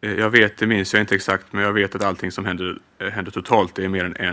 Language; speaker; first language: Swedish; native; Swedish